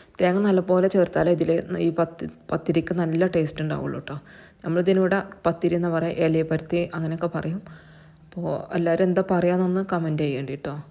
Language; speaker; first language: Malayalam; native; Malayalam